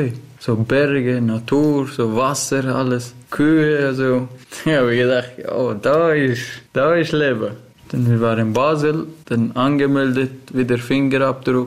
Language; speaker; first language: German; non-native, learner; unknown